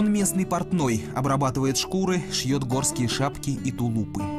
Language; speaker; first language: Russian; native; Russian